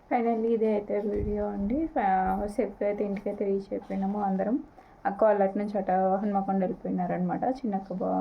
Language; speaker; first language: Telugu; non-native, local second language; Lambadi